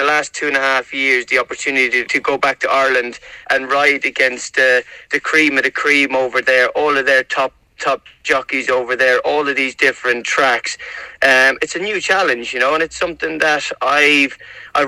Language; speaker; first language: English; native; English